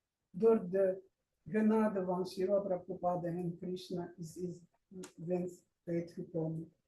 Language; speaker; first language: Dutch; non-native, learner; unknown